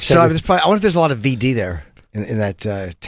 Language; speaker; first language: English; native; English